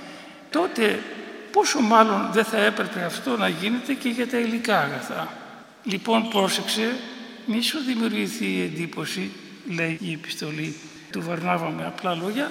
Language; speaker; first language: Greek; native; Greek